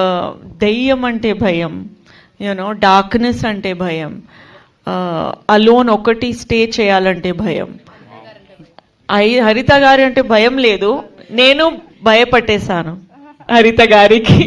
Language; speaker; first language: Telugu; non-native, learner; Hindi